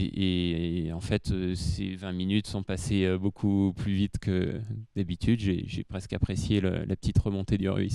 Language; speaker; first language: French; native; French